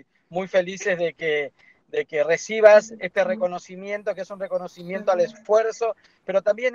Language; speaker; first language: Spanish; native; Spanish